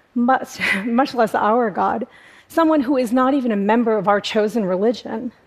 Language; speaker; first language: English; native; English